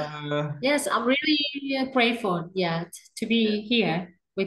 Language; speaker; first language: English; non-native, learner; Vietnamese